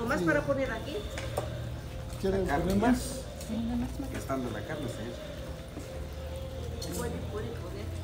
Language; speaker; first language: Spanish; non-native, learner; Filipino